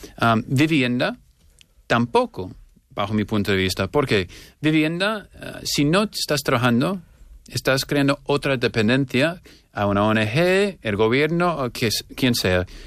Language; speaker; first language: Spanish; non-native, fluent; English